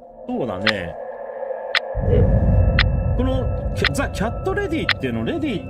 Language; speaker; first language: Japanese; native; Japanese